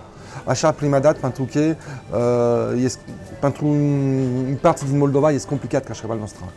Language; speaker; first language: Romanian; non-native, learner; French